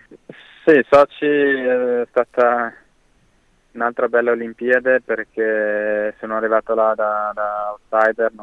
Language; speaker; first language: Italian; native; Italian